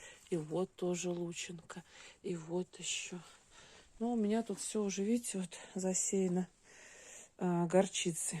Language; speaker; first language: Russian; native; Russian